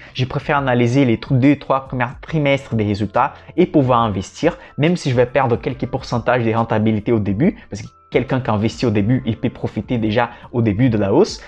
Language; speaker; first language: French; non-native, fluent; Portuguese